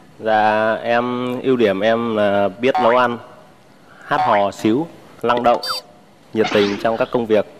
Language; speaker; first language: Vietnamese; native; Vietnamese